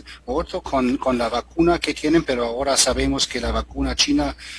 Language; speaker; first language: Spanish; non-native, fluent; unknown